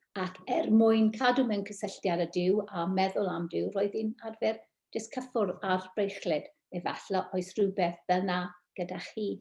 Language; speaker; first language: Welsh; non-native, local second language; English